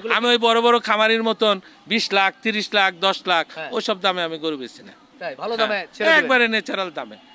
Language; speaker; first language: Bangla; native; Bangla